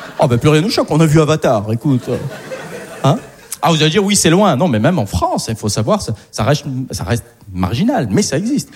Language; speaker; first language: French; early bilingual, other home language; Arabic